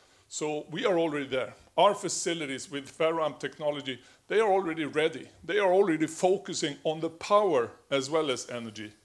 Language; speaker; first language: English; non-native, fluent; Swedish